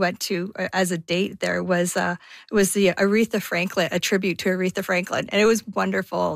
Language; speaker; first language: English; native; English